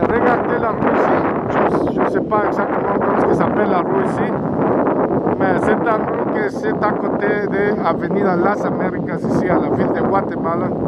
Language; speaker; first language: French; non-native, fluent; Spanish